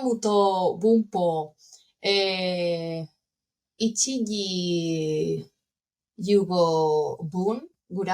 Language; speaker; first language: Japanese; non-native, learner; Spanish